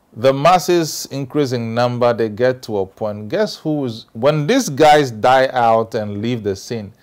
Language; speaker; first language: English; non-native, local second language; Ewe